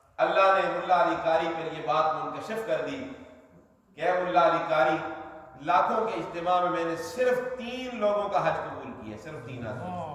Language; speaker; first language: Urdu; non-native, local second language; Northern Hindko